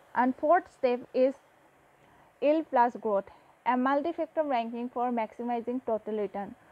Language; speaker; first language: English; non-native, local second language; Assamese